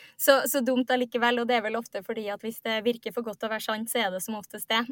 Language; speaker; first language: Norwegian; native; Norwegian